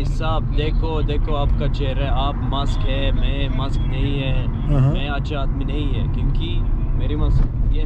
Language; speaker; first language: Hindi; non-native, learner; Turkish